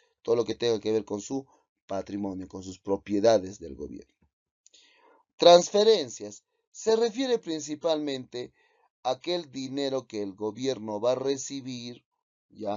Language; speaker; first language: Spanish; native; Spanish